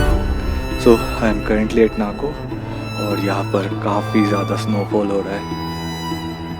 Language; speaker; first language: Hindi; non-native, local second language; Bangla